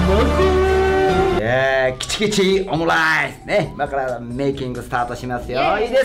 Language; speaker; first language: Japanese; native; Japanese